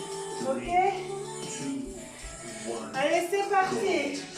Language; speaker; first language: French; native; French